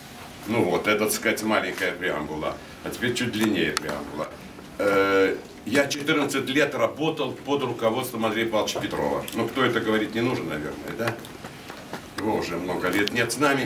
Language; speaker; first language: Russian; native; Russian